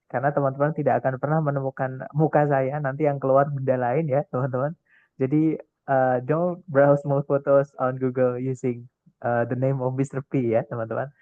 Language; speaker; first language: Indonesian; non-native, local second language; Javanese